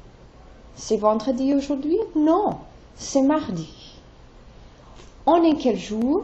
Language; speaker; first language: French; non-native, fluent; English